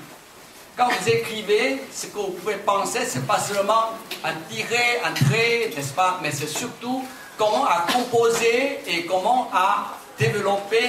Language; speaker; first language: French; non-native, fluent; Chinese